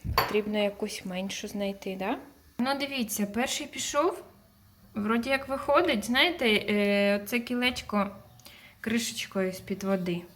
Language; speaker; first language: Ukrainian; native; Ukrainian